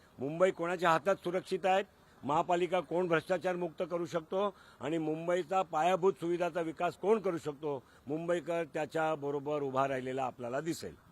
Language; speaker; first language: Marathi; non-native, local second language; Gujarati